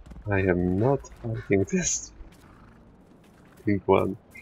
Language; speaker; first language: English; non-native, fluent; Polish